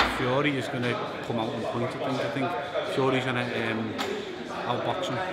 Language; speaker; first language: English; native; English